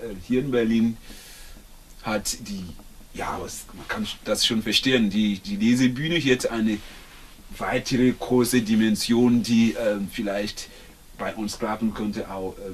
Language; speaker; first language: German; non-native, fluent; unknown